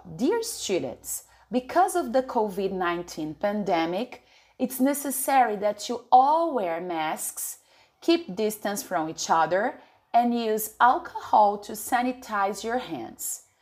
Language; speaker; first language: English; non-native, fluent; Portuguese